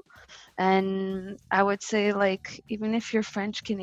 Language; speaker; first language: English; non-native, fluent; French